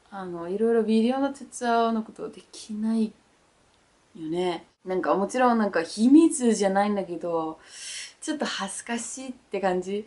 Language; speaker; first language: Japanese; non-native, learner; Danish